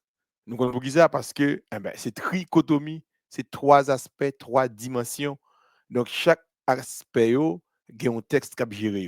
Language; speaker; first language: French; non-native, local second language; Haitian Creole